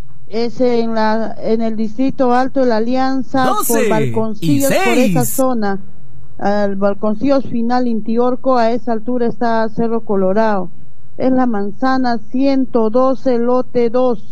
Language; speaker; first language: Spanish; native; Spanish